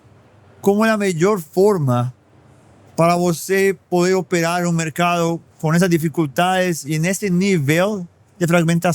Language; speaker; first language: Portuguese; non-native, fluent; Spanish